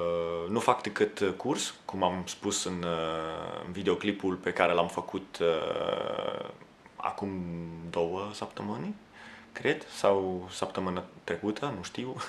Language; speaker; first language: Romanian; non-native, fluent; Italian